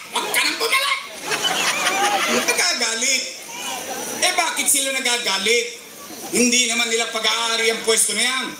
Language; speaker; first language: Filipino; native; Filipino